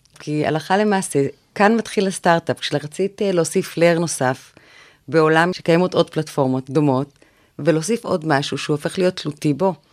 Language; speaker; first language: Hebrew; native; Hebrew